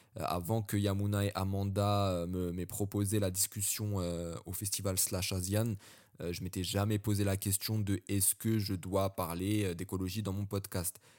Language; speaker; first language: French; early bilingual, other home language; Arabic